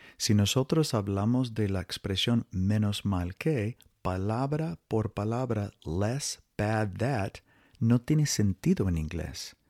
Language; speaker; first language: Spanish; non-native, fluent; English